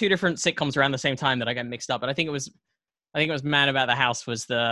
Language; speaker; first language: English; native; English